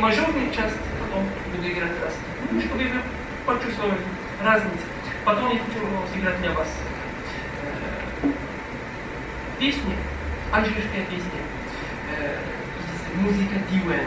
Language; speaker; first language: Russian; non-native, fluent; Arabic